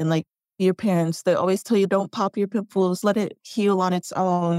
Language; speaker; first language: English; native; English